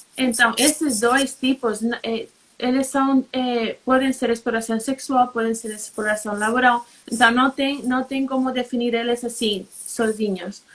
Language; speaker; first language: Portuguese; non-native, fluent; Spanish